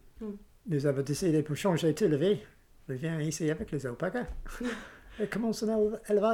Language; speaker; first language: French; non-native, learner; English